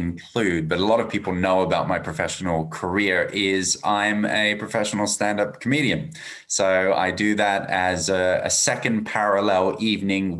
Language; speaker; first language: English; native; English